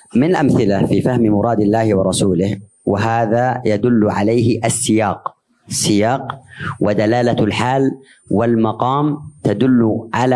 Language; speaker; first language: Arabic; native; Arabic